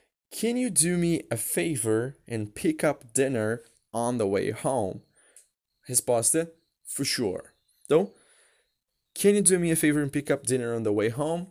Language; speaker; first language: English; non-native, fluent; Portuguese